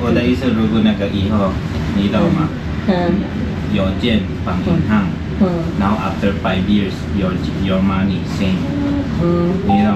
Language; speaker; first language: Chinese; non-native, learner; Filipino